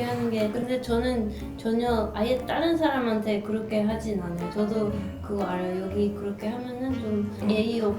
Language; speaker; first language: Korean; non-native, fluent; Dutch